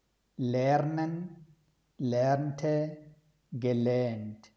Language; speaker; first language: German; non-native, fluent; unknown